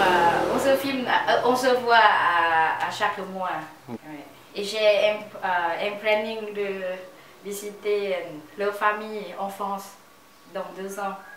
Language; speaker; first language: French; non-native, learner; Lao